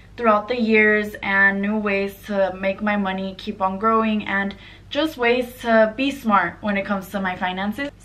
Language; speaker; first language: English; native; English